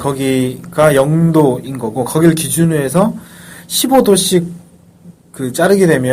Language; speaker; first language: Korean; native; Korean